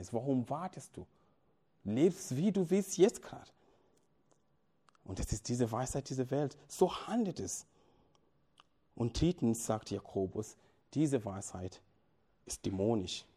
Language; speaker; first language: German; non-native, fluent; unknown